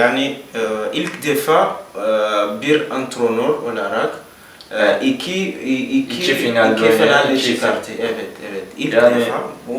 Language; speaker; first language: Turkish; non-native, learner; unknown